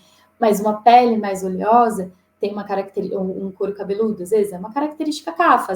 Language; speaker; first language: Portuguese; native; Portuguese